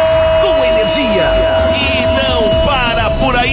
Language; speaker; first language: Portuguese; native; Portuguese